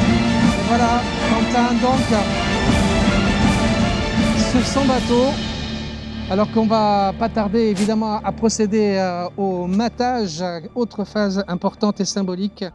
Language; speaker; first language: French; native; French